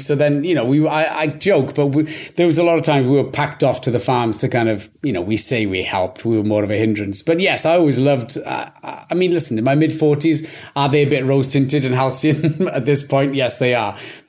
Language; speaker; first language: English; non-native, local second language; Welsh